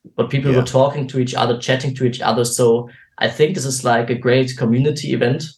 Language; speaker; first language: English; non-native, fluent; German